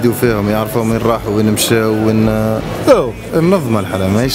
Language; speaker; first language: Arabic; native; Arabic